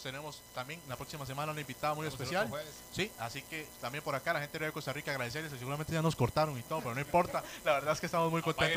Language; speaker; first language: Spanish; native; Spanish